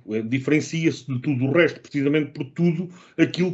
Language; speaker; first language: Portuguese; native; Portuguese